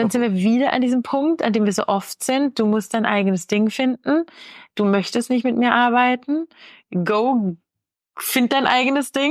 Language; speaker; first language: German; native; German